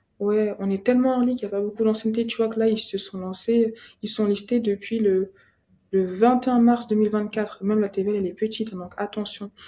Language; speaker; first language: French; native; French